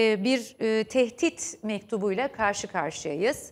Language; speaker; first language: Turkish; native; Turkish